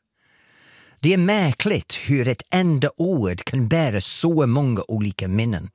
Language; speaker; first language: Swedish; non-native, fluent; English